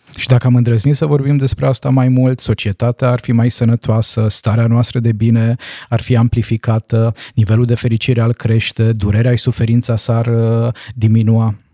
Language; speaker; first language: Romanian; non-native, local second language; Hungarian